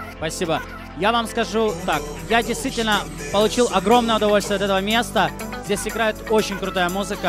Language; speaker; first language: Russian; native; Russian